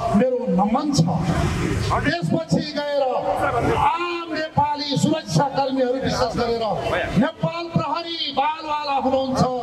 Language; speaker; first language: Nepali; native; Nepali